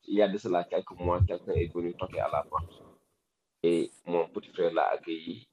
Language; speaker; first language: French; non-native, local second language; Wolof